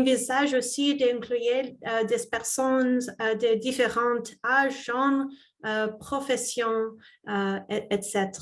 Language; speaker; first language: French; non-native, fluent; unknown